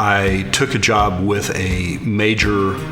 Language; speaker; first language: English; native; English